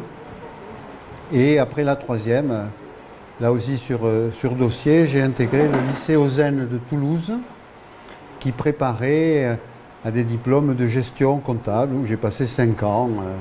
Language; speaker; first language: French; native; French